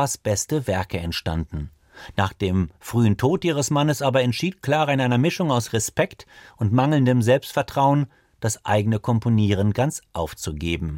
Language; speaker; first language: German; native; German